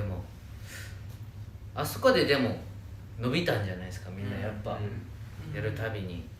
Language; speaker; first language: Japanese; native; Japanese